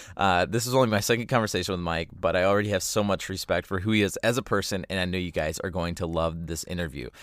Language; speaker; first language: English; native; English